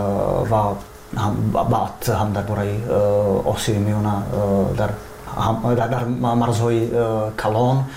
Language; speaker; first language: Persian; non-native, fluent; Czech